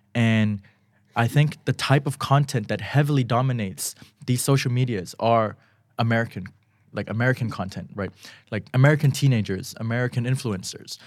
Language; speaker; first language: English; early bilingual, other home language; Thai